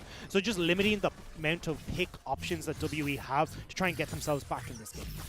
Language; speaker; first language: English; native; English